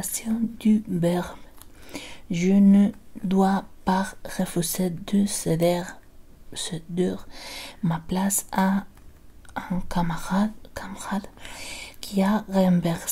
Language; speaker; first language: French; non-native, learner; Spanish